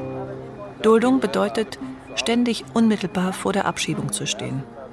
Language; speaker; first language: German; native; German